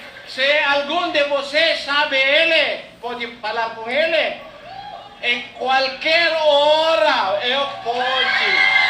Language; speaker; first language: Portuguese; non-native, learner; Filipino